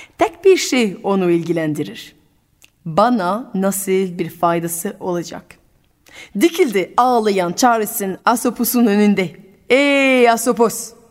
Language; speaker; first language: Turkish; non-native, fluent; French